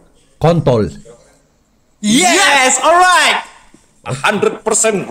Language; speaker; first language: English; non-native, learner; Indonesian